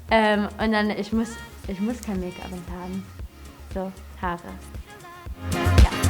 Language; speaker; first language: German; early bilingual, heritage; English